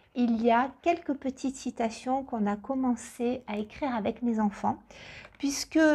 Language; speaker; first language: French; native; French